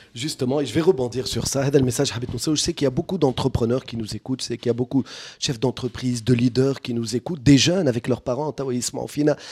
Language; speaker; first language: French; non-native, local second language; Arabic